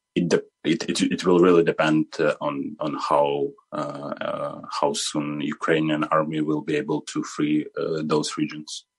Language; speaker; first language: English; non-native, fluent; Ukrainian